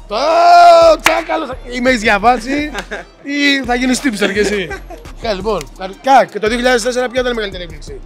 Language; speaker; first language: Greek; native; Greek